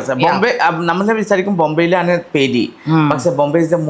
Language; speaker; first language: Malayalam; non-native, fluent; Assamese